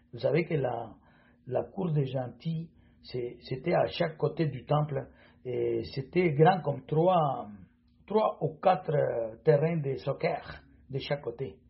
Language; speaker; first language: French; non-native, fluent; Spanish